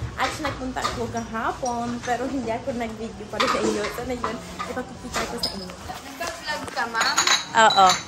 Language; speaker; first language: Filipino; non-native, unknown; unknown